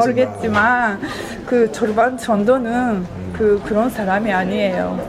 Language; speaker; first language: Korean; non-native, fluent; Japanese